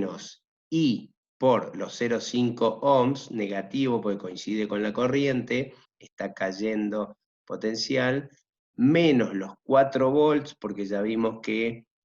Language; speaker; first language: Spanish; native; Spanish